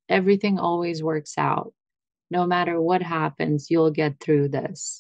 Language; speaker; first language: English; early bilingual, other home language; Russian